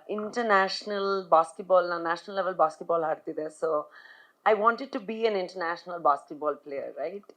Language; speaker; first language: Kannada; non-native, local second language; Punjabi